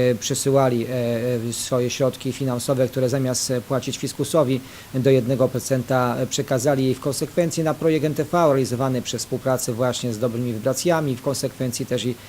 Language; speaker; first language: Polish; native; Polish